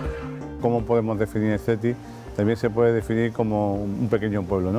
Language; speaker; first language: Spanish; native; Spanish